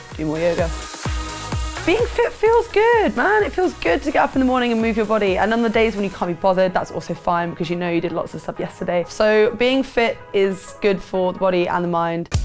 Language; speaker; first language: English; native; English